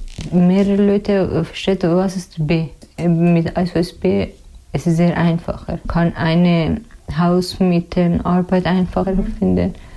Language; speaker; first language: German; non-native, learner; Persian